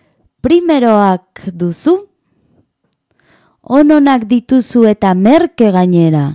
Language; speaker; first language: Basque; non-native, learner; Spanish